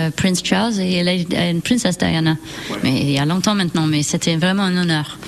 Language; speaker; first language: French; non-native, learner; English